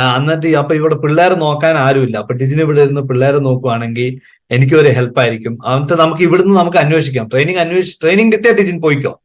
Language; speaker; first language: Malayalam; native; Malayalam